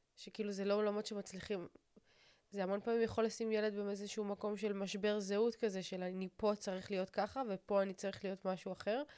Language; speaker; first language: Hebrew; native; Hebrew